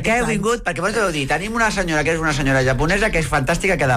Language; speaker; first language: Catalan; native; Catalan